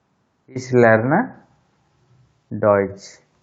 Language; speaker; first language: German; non-native, fluent; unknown